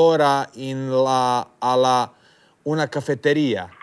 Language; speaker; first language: Italian; non-native, learner; Croatian